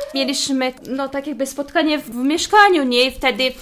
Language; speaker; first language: Polish; non-native, fluent; Portuguese